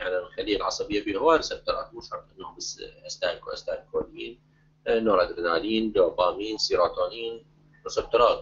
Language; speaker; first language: Arabic; native; Arabic